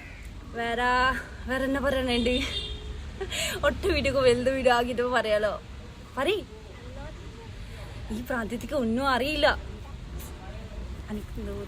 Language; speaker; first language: Malayalam; non-native, local second language; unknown